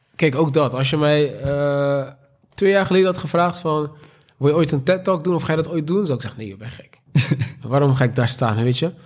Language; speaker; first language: Dutch; native; Dutch